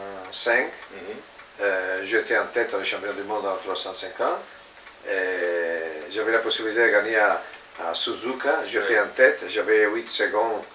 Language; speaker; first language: French; non-native, fluent; Italian